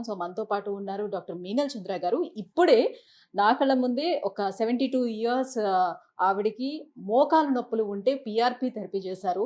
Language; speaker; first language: Telugu; native; Telugu